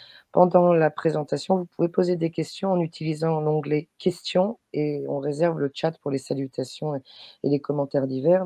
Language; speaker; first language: French; native; French